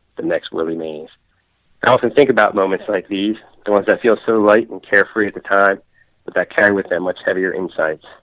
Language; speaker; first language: English; native; English